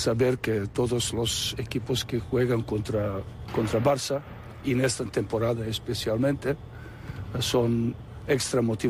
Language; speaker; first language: Spanish; non-native, fluent; Serbian